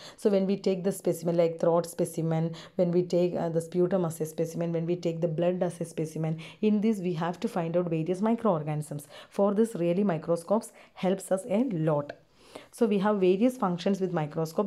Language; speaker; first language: English; non-native, local second language; Malayalam